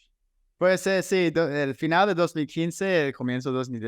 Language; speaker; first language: Spanish; non-native, fluent; English